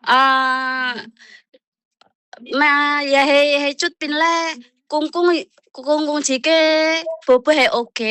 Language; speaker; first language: Chinese; non-native, learner; Indonesian